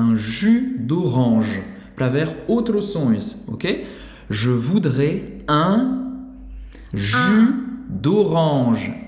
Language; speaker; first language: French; non-native, fluent; Portuguese